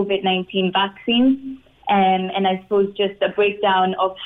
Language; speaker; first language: English; non-native, local second language; Swahili